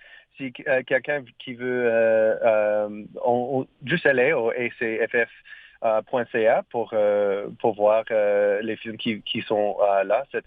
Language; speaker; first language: French; non-native, learner; English